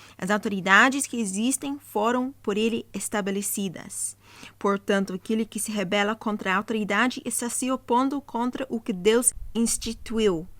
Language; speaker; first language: Portuguese; non-native, fluent; English